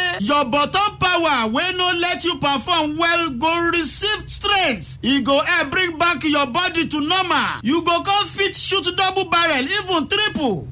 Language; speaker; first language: Nigerian Pidgin; native; Nigerian Pidgin